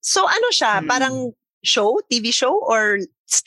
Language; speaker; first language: Filipino; native; Filipino